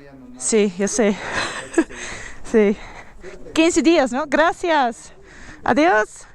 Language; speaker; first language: Spanish; non-native, learner; Dutch